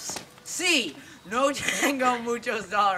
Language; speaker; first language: Spanish; non-native, learner; English